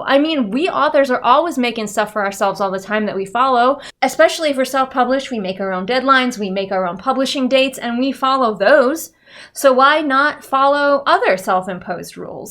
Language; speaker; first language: English; native; English